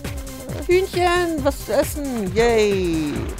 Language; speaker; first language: German; native; German